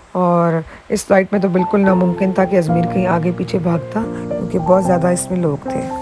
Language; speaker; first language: Urdu; native; Urdu